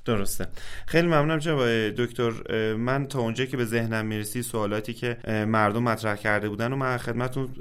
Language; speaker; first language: Persian; non-native, local second language; Azerbaijani